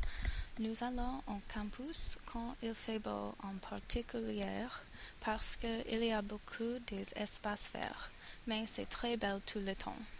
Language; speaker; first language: French; non-native, learner; English